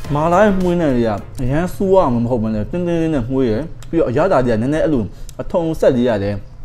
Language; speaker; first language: Burmese; native; Burmese